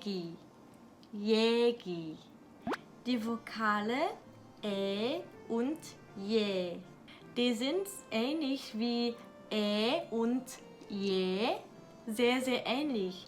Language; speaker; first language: German; non-native, learner; Korean